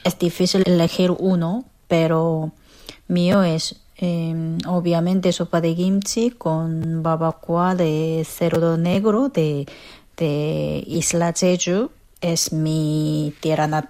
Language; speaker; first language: Spanish; non-native, fluent; Korean